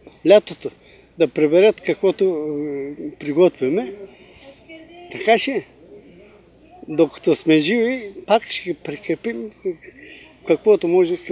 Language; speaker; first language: Bulgarian; non-native, local second language; Turkish